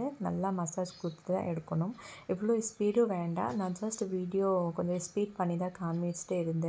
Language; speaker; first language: Tamil; non-native, fluent; Assamese